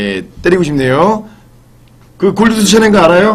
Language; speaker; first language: Korean; native; Korean